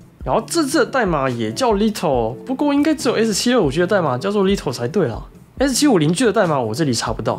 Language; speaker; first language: Chinese; native; Chinese